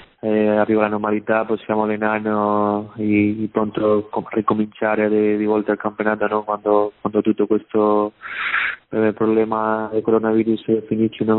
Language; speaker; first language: Italian; non-native, learner; Spanish